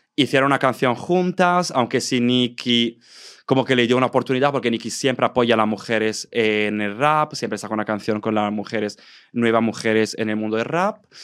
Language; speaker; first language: Spanish; non-native, fluent; Italian